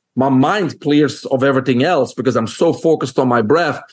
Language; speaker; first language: English; non-native, fluent; French